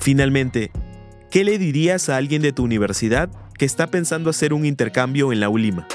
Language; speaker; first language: Spanish; native; Spanish